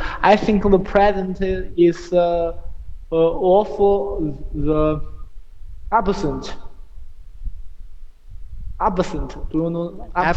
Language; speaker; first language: English; non-native, learner; Chinese